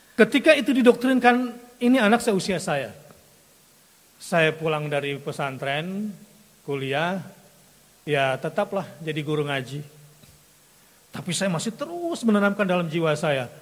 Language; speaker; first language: Indonesian; native; Indonesian